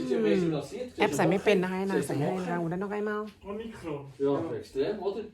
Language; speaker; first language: German; non-native, learner; Thai